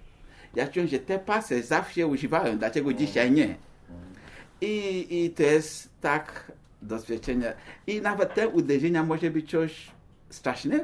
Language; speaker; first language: Polish; non-native, learner; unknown